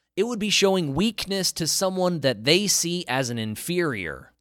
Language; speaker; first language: English; native; English